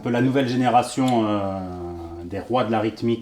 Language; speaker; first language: French; native; French